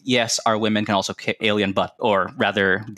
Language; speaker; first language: English; non-native, local second language; Cebuano